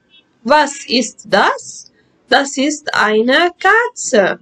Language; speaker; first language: German; non-native, fluent; Arabic